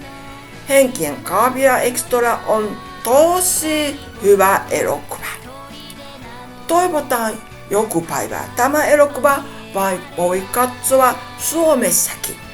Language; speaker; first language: Finnish; non-native, learner; Japanese